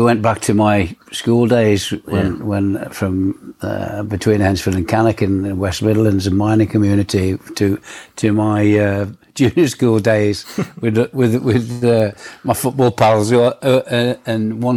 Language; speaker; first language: English; native; English